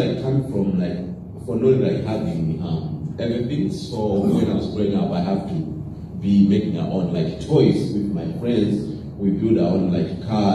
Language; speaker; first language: English; non-native, local second language; Nyanja